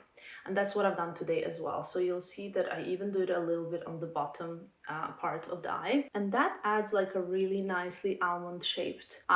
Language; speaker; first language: English; non-native, fluent; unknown